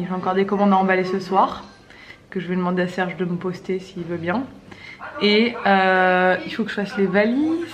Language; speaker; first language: French; native; French